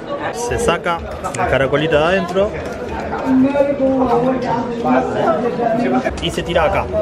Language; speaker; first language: Spanish; native; Spanish